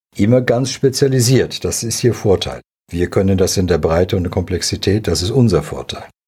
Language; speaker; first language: German; early bilingual, other home language; Serbian